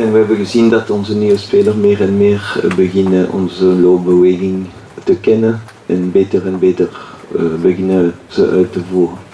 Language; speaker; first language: Dutch; non-native, local second language; French